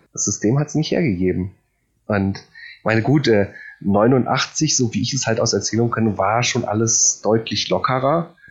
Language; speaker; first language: German; early bilingual, other home language; Polish